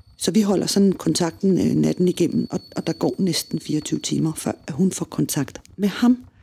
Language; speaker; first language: Danish; native; Danish